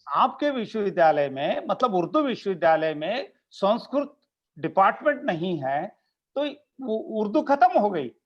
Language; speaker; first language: Hindi; non-native, local second language; Kannada